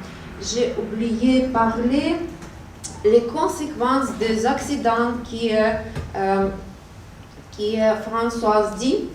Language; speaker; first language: French; non-native, learner; Russian